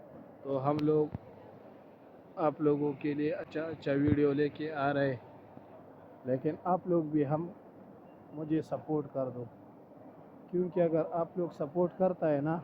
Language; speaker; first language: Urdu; non-native, local second language; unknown